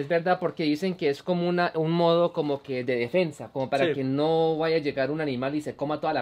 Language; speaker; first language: Spanish; native; Spanish